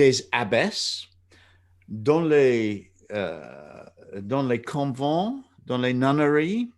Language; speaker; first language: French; non-native, fluent; English